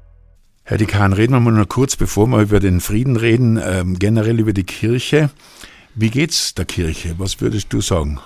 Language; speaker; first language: German; native; German